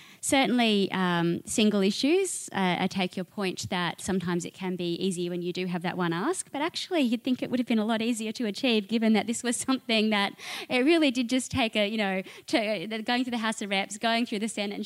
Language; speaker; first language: English; native; English